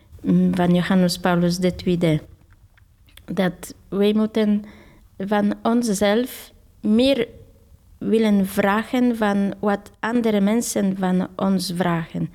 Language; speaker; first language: Dutch; non-native, fluent; Polish